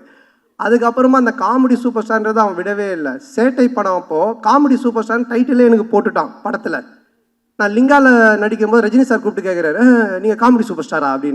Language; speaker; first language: Tamil; native; Tamil